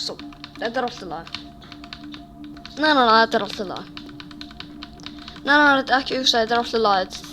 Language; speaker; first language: Icelandic; early bilingual, heritage; English